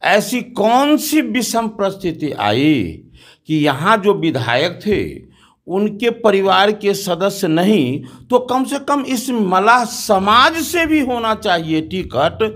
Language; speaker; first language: Hindi; native; Hindi